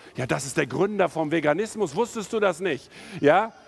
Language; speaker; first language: German; non-native, fluent; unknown